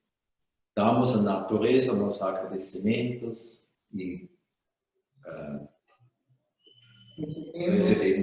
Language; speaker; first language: Portuguese; non-native, fluent; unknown